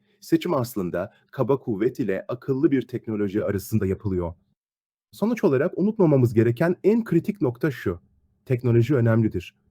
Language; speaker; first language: Turkish; native; Turkish